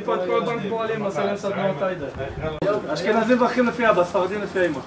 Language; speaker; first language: Hebrew; native; Hebrew